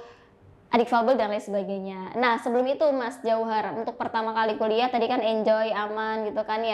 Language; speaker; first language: Indonesian; native; Indonesian